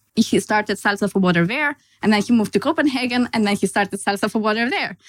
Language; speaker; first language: English; non-native, fluent; Lithuanian